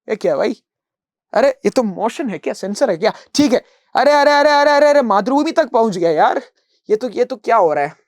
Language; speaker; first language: Hindi; non-native, local second language; Malayalam